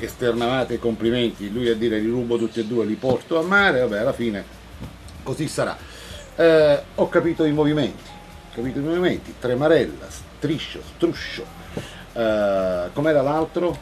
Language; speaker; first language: Italian; native; Italian